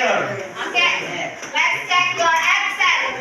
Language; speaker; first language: English; non-native, learner; Indonesian